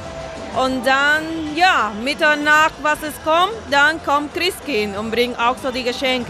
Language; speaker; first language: German; non-native, fluent; Spanish